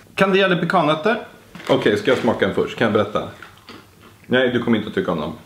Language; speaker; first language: Swedish; native; Swedish